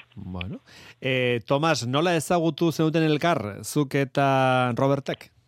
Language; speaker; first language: Basque; native; Basque